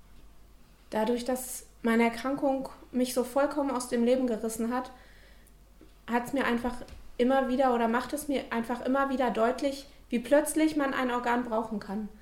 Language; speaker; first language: German; native; German